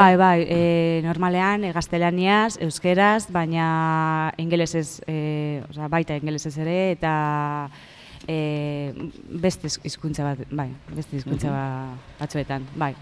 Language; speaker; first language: Basque; non-native, local second language; Spanish